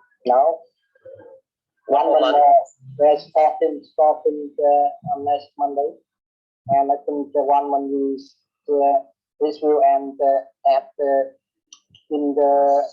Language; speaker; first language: English; non-native, learner; Vietnamese